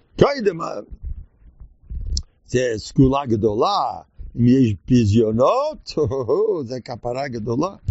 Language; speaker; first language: Hebrew; non-native, learner; English